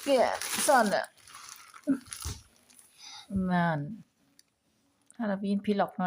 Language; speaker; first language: Danish; non-native, learner; Thai